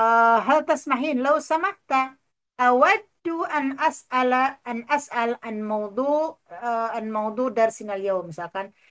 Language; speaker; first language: Arabic; non-native, fluent; Indonesian